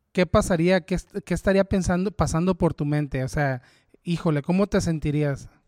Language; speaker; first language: Spanish; early bilingual, heritage; Spanish